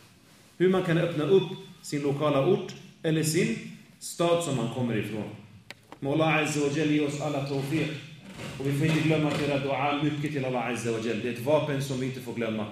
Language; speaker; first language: Swedish; native; Swedish